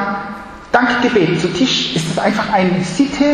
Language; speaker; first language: German; non-native, fluent; Chinese